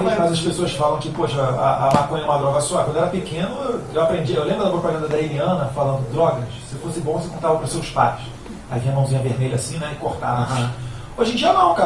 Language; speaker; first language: Portuguese; native; Portuguese